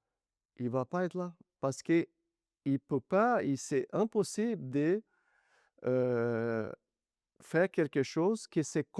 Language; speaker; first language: French; non-native, fluent; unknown